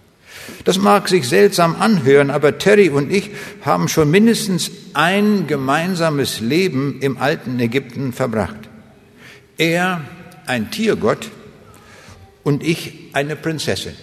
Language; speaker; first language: German; native; German